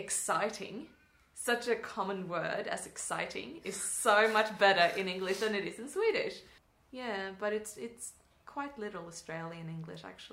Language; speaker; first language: English; non-native, fluent; Swedish